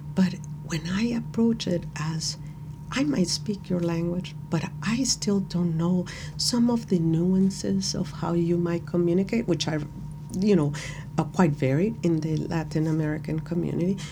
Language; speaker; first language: English; non-native, fluent; Spanish